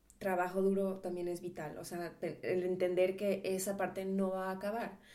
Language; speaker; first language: Spanish; native; Spanish